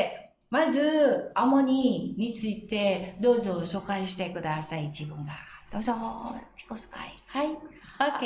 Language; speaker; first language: Japanese; non-native, learner; Indonesian